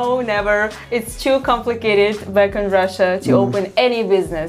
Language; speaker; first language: English; non-native, fluent; Russian